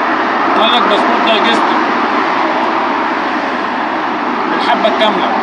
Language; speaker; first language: Arabic; native; Arabic